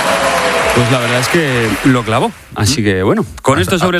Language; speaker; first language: Spanish; native; Spanish